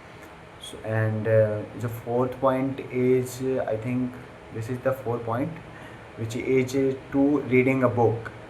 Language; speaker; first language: English; non-native, learner; Hindi